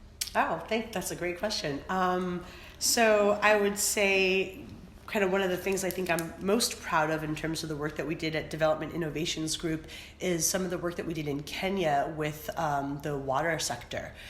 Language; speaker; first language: English; early bilingual, other home language; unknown